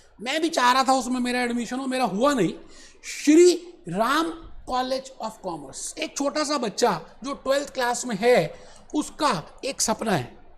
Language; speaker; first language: Hindi; native; Hindi